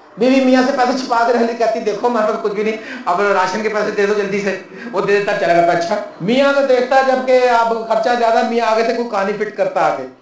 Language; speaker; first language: Urdu; non-native, local second language; Punjabi